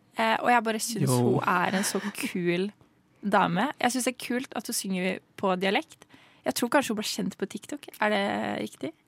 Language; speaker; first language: Norwegian; native; Norwegian